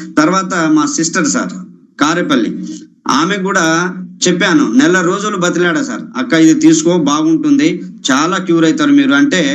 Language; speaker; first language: Telugu; non-native, local second language; Lambadi